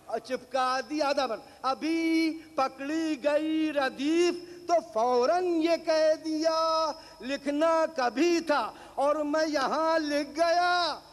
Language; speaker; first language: Urdu; native; Urdu